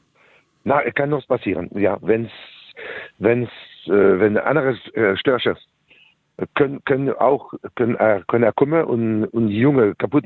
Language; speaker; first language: German; non-native, learner; French